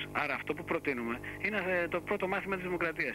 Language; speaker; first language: Greek; native; Greek